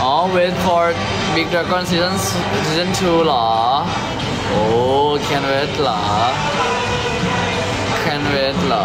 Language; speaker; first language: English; non-native, learner; Thai